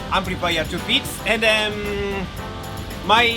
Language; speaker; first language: English; non-native, learner; Japanese